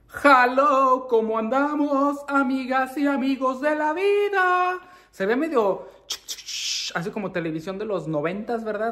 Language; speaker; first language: Spanish; native; Spanish